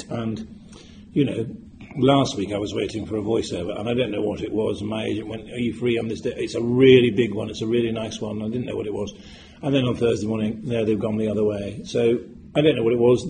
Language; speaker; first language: English; native; English